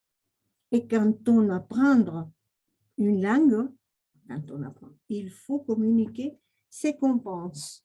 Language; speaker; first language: French; non-native, fluent; Spanish